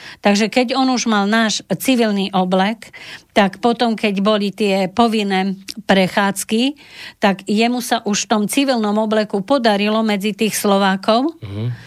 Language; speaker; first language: Slovak; native; Slovak